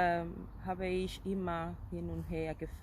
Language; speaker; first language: German; non-native, fluent; Spanish